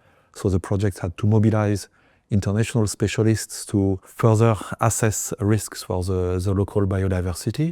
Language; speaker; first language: English; non-native, fluent; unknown